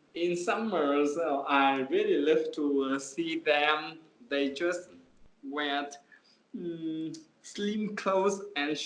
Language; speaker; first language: English; non-native, learner; Vietnamese